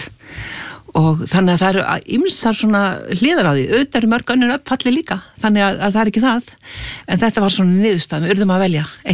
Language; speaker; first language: Icelandic; native; Icelandic